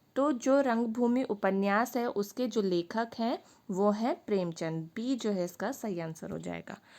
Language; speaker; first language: Hindi; native; Hindi